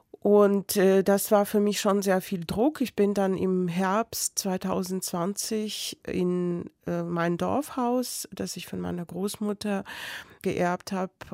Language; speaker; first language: German; non-native, fluent; Belarusian